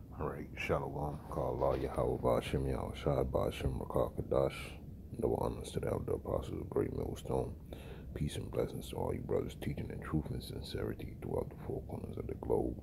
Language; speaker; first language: English; native; English